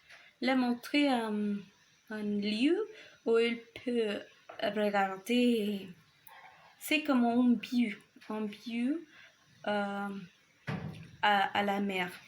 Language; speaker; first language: French; non-native, learner; Spanish